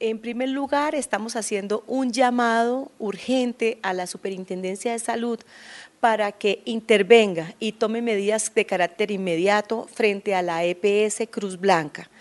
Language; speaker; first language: Spanish; native; Spanish